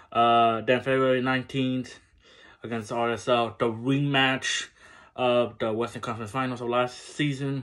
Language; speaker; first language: English; native; English